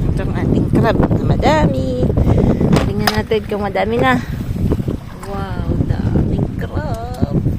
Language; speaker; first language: Filipino; native; Filipino